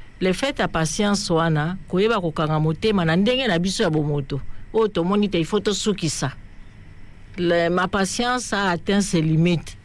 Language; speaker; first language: Lingala; native; Lingala